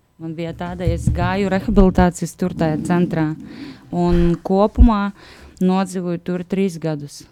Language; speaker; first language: Latvian; non-native, local second language; Russian